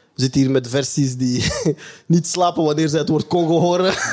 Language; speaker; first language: Dutch; native; Dutch